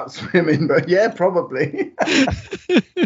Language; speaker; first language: English; native; English